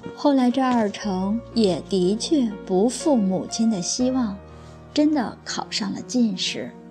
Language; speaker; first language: Chinese; non-native, local second language; Cantonese